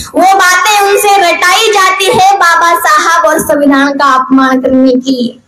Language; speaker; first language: Hindi; non-native, local second language; Marathi